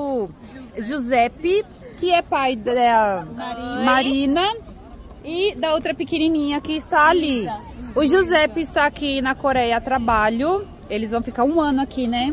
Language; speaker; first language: Portuguese; native; Portuguese